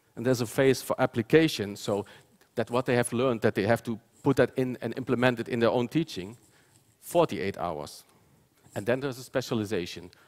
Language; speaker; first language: English; non-native, fluent; Dutch